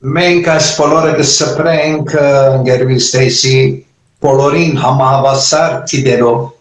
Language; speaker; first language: Armenian; early bilingual, heritage; Armenian